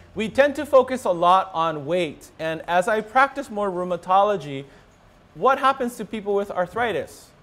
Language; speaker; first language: English; native; English